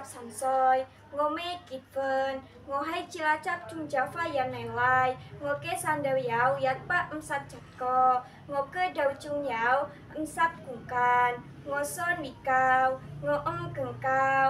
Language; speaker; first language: Cantonese; non-native, learner; Indonesian